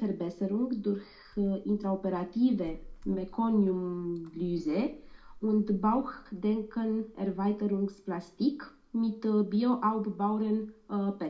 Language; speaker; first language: German; non-native, learner; Romanian